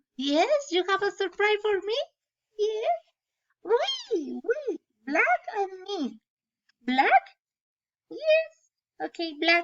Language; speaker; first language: English; non-native, learner; Spanish